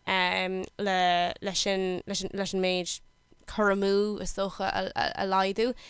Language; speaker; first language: Irish; non-native, local second language; English